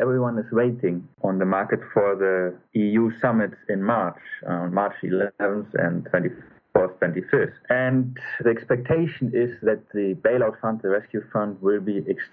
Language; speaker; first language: English; non-native, fluent; German